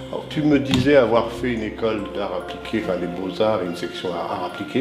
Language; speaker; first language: French; native; French